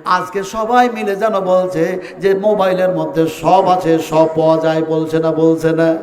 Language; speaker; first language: Bangla; non-native, local second language; Urdu